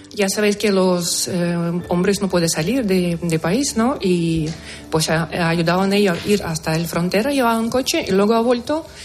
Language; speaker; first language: Spanish; non-native, fluent; Ukrainian